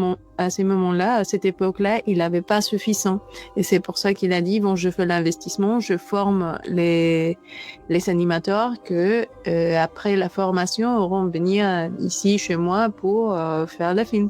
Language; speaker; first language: French; non-native, fluent; Spanish